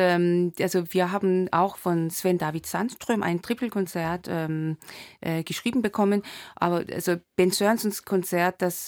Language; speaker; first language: German; non-native, fluent; Korean